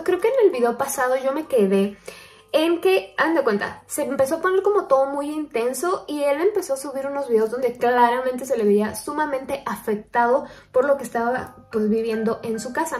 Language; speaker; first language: Spanish; native; Spanish